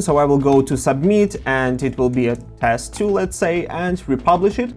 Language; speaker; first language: English; non-native, fluent; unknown